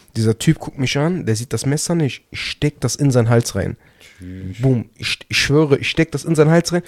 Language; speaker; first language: German; early bilingual, other home language; Turkish